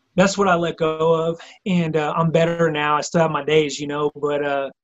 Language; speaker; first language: English; native; English